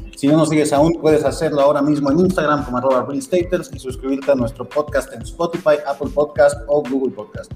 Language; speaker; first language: Spanish; native; Spanish